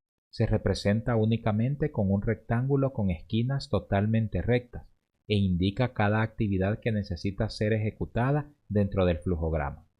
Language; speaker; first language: Spanish; native; Spanish